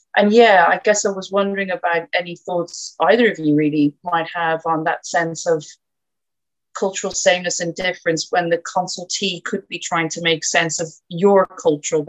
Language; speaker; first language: English; native; English